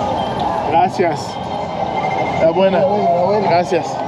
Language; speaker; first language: Spanish; non-native, learner; English